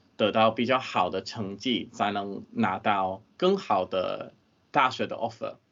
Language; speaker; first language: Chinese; non-native, fluent; English